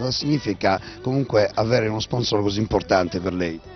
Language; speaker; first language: Italian; native; Italian